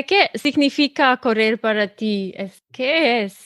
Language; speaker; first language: Spanish; non-native, learner; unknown